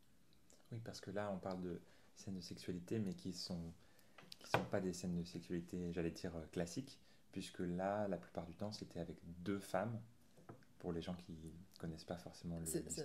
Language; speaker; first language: French; native; French